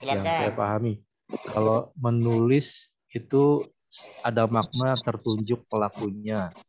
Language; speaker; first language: Indonesian; native; Indonesian